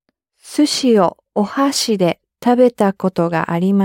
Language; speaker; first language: Japanese; non-native, learner; English